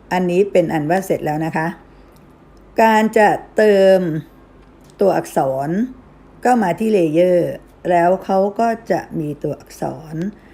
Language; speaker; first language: Thai; native; Thai